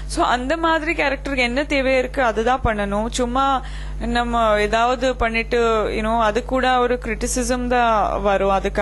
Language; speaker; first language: Tamil; non-native, fluent; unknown